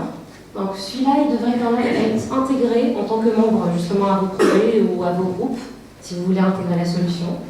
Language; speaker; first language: French; native; French